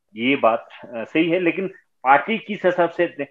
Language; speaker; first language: Hindi; native; Hindi